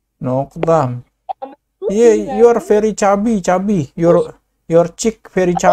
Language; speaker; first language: English; non-native, learner; Indonesian